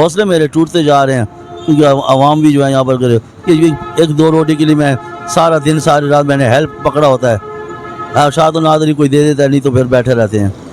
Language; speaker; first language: Urdu; non-native, local second language; Pashto